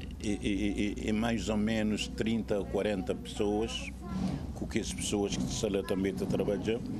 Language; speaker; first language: Portuguese; non-native, local second language; Kabuverdianu